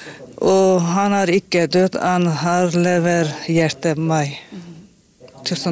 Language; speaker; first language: Norwegian; non-native, learner; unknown